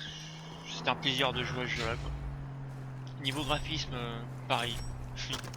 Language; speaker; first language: French; native; French